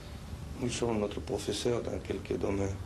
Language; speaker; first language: French; non-native, local second language; Spanish